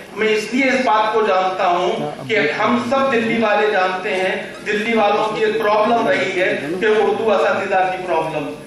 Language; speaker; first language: Urdu; native; Urdu